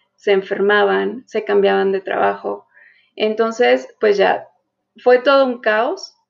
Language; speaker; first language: Spanish; native; Spanish